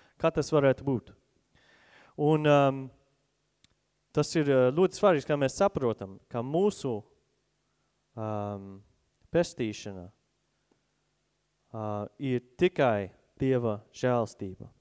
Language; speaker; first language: Latvian; non-native, fluent; English